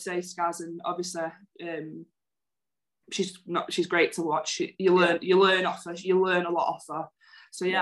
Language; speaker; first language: English; native; English